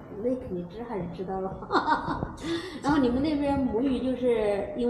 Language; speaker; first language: Chinese; native; Chinese